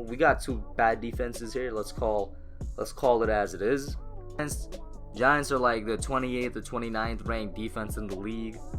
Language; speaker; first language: English; native; English